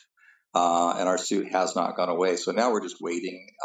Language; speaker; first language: English; native; English